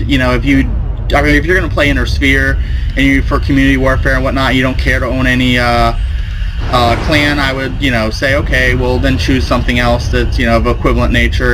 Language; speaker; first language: English; native; English